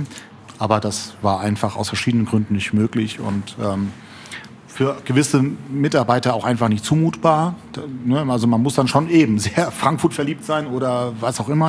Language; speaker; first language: German; native; German